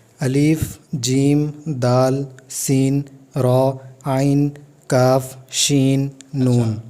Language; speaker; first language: Urdu; native; Urdu